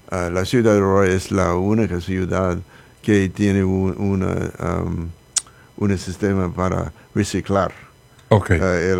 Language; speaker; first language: Spanish; non-native, learner; English